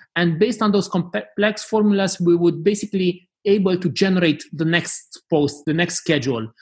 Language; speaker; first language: English; non-native, fluent; Romanian